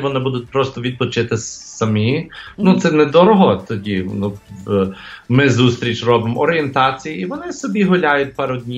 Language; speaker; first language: Ukrainian; early bilingual, heritage; English